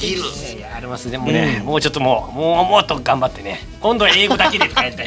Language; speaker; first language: Japanese; native; Japanese